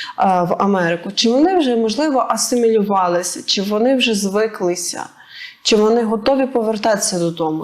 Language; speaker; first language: Ukrainian; native; Ukrainian